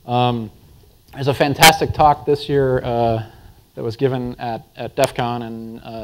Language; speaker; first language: English; native; English